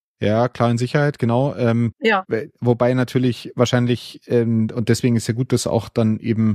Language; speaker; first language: German; native; German